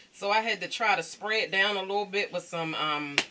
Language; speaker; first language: English; native; English